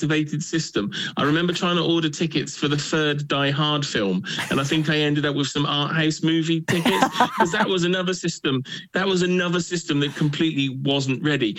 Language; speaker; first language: English; native; English